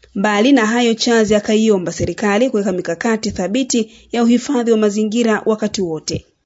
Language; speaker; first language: Swahili; native; Swahili